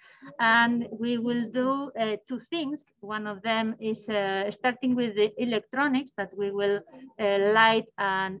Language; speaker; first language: English; non-native, learner; Spanish